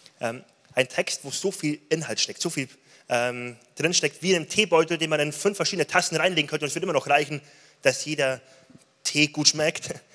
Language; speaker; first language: German; native; German